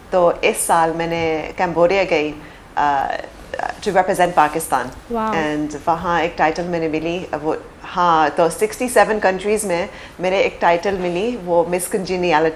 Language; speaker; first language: Hindi; early bilingual, heritage; English